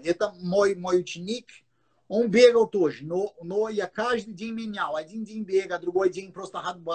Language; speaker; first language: Russian; non-native, learner; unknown